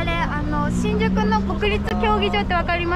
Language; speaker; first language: Japanese; native; Japanese